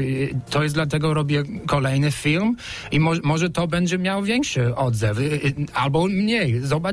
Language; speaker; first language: Polish; non-native, fluent; English